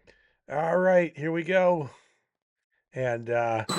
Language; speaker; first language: English; native; English